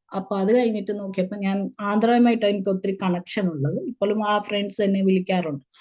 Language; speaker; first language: Malayalam; early bilingual, heritage; Malayalam